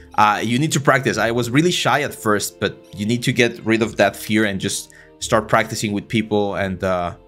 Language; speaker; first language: English; non-native, fluent; Spanish